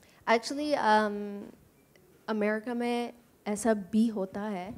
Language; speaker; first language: Hindi; non-native, learner; English